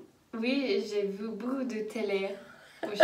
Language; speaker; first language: French; non-native, learner; English